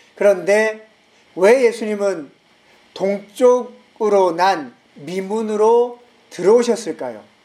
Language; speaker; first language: Korean; native; Korean